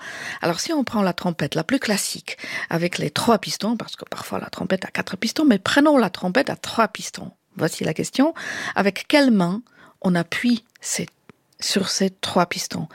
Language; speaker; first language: French; native; French